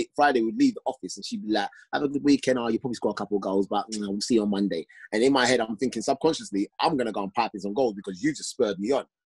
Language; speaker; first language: English; native; English